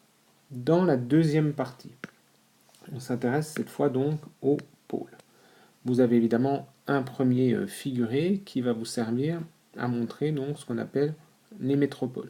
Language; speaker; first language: French; native; French